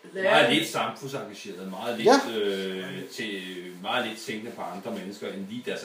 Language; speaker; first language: Danish; native; Danish